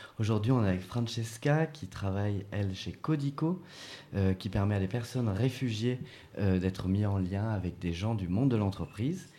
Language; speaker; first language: French; native; French